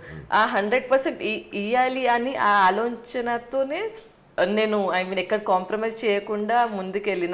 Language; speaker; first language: Telugu; non-native, local second language; Hindi